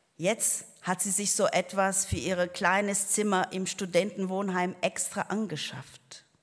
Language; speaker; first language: German; non-native, fluent; Portuguese